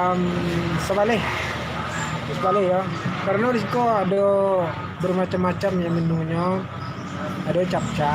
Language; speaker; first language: Indonesian; non-native, local second language; Minangkabau